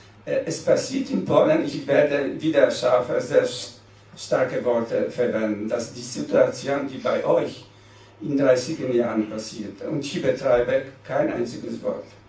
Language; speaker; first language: German; non-native, fluent; Polish